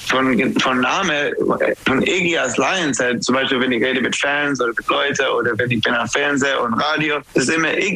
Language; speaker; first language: German; non-native, fluent; English